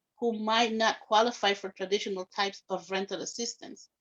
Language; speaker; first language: English; early bilingual, other home language; Spanish